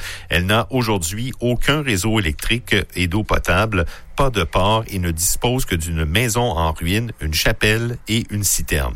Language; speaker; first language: French; native; French